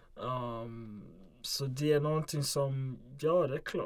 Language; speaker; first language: Swedish; non-native, local second language; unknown